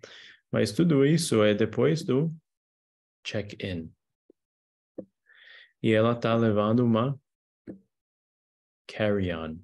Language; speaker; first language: Portuguese; non-native, fluent; English